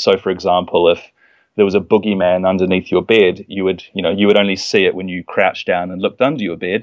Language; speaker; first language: English; native; English